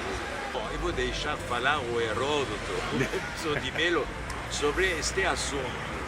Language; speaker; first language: Portuguese; non-native, fluent; French